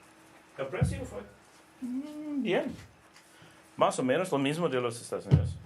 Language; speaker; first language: Spanish; non-native, learner; English